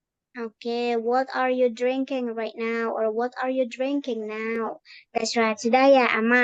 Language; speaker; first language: English; non-native, fluent; Indonesian